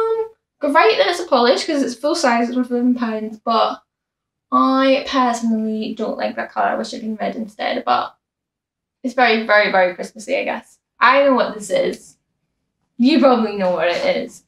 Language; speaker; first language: English; native; English